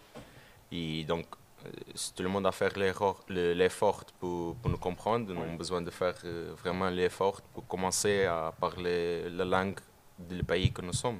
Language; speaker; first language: French; non-native, learner; Portuguese